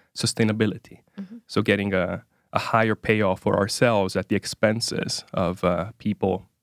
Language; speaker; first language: English; non-native, fluent; Italian